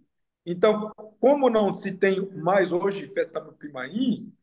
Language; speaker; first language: Portuguese; non-native, local second language; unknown